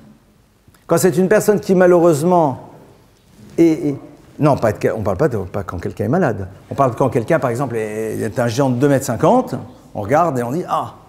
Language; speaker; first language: French; native; French